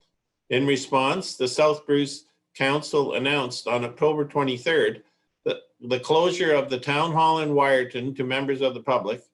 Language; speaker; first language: English; native; English